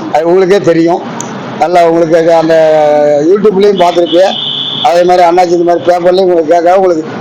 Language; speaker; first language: Tamil; native; Tamil